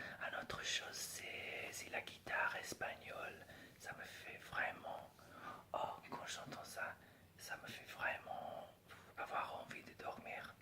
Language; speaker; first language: French; non-native, fluent; English